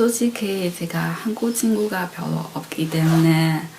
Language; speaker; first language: Korean; non-native, learner; Chinese